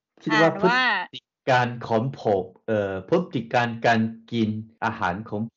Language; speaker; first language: Thai; non-native, learner; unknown